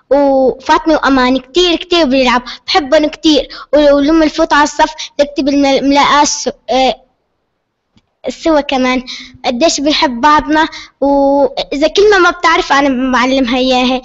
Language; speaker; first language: Arabic; native; Arabic